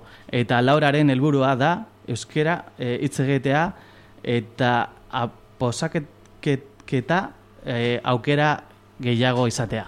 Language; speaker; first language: Basque; non-native, local second language; Spanish